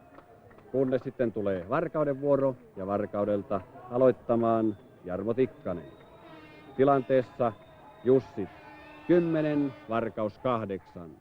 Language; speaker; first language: Finnish; native; Finnish